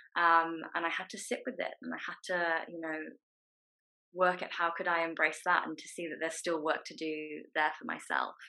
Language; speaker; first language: English; native; English